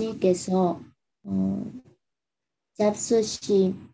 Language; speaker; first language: Korean; non-native, learner; Burmese